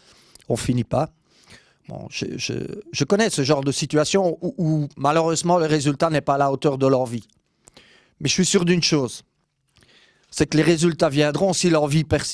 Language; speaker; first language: French; native; French